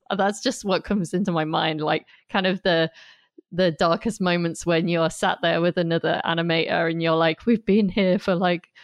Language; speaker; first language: English; native; English